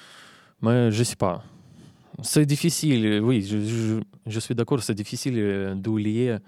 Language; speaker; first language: French; non-native, learner; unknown